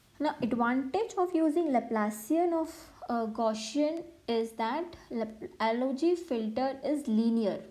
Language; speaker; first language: English; non-native, local second language; Hindi